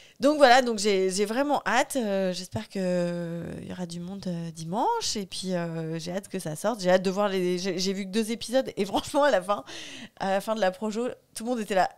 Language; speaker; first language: French; native; French